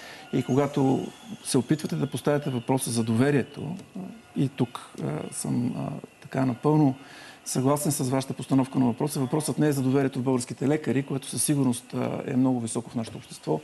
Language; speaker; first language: Bulgarian; native; Bulgarian